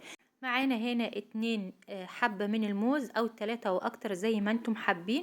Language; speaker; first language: Arabic; native; Arabic